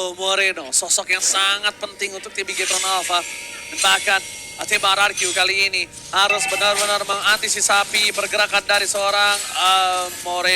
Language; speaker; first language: Indonesian; native; Indonesian